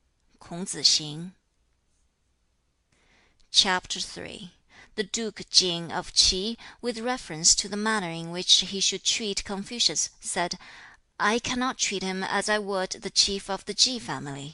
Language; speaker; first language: English; non-native, fluent; Chinese